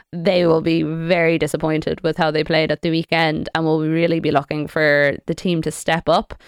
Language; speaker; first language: English; native; English